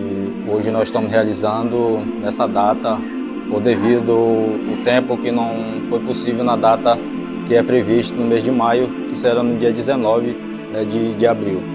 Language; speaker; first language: Portuguese; native; Portuguese